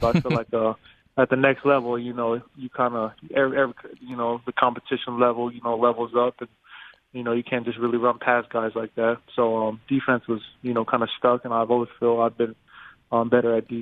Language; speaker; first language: English; native; English